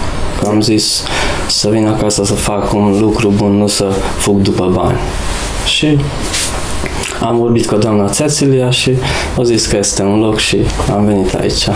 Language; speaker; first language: Romanian; non-native, local second language; Hungarian